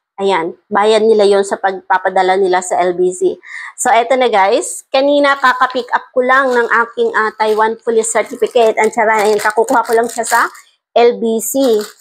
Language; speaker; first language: Filipino; native; Filipino